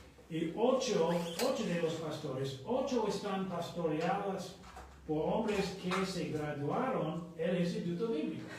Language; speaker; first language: Spanish; non-native, fluent; English